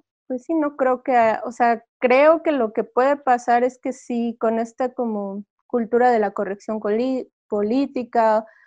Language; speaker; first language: Spanish; native; Spanish